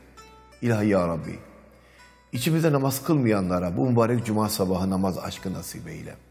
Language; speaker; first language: Turkish; native; Turkish